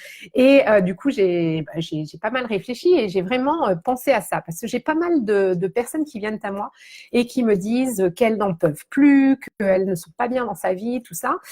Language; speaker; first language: French; native; French